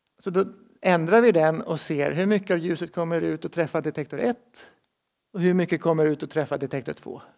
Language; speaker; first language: Swedish; native; Swedish